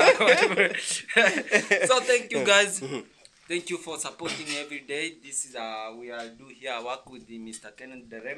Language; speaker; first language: English; non-native, learner; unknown